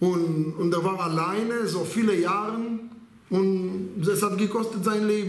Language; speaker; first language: German; non-native, learner; Hebrew